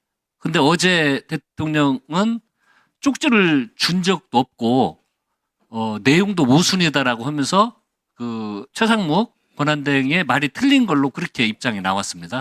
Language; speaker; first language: Korean; native; Korean